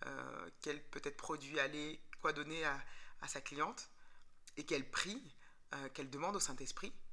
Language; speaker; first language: French; native; French